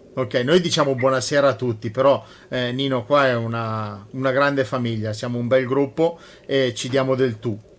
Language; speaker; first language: Italian; non-native, fluent; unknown